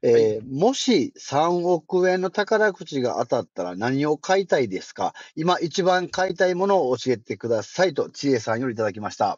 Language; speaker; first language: Japanese; native; Japanese